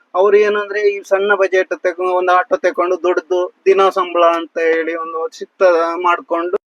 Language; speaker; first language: Kannada; native; Kannada